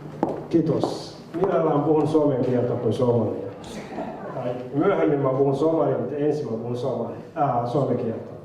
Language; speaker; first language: Finnish; non-native, fluent; Somali